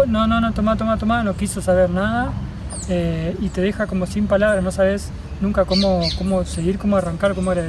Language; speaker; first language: Spanish; native; Spanish